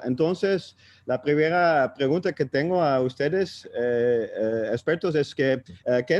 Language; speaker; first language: Spanish; non-native, fluent; Dutch